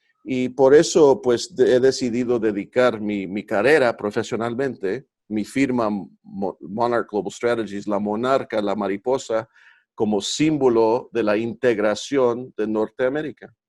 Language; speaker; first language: Spanish; early bilingual, heritage; Spanish